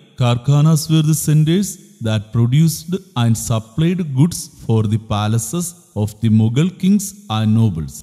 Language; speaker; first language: English; non-native, local second language; Malayalam